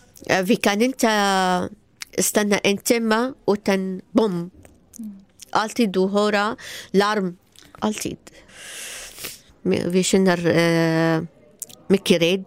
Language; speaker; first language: Swedish; non-native, learner; Arabic